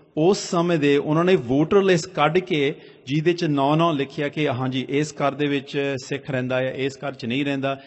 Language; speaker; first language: Punjabi; early bilingual, heritage; Punjabi